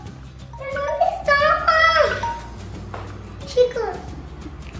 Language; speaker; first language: Spanish; early bilingual, heritage; Spanish